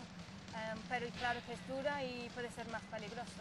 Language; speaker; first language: Spanish; non-native, fluent; English